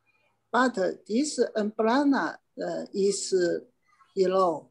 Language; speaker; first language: English; non-native, learner; Chinese